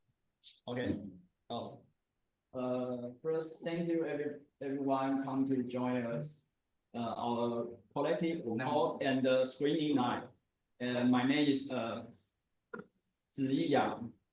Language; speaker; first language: English; non-native, learner; Chinese